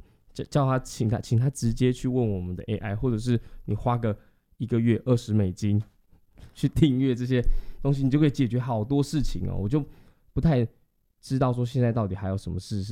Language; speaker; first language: Chinese; native; Chinese